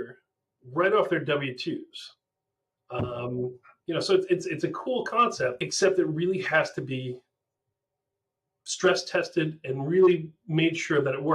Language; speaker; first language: English; native; English